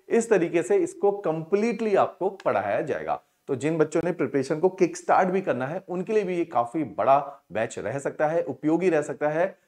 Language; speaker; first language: Hindi; non-native, local second language; Punjabi